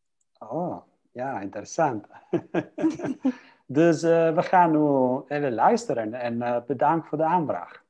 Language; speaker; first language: Dutch; non-native, fluent; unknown